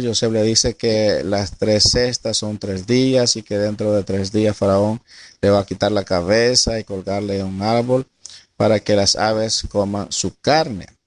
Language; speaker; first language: Spanish; native; Spanish